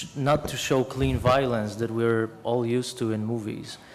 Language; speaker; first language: English; non-native, fluent; Polish